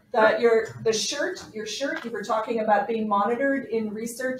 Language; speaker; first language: English; native; English